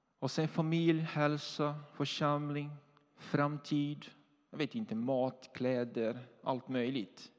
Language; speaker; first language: Swedish; non-native, fluent; Portuguese